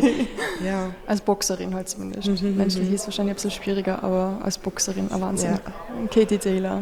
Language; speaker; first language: German; native; German